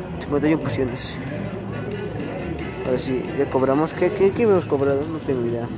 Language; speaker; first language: Spanish; native; Spanish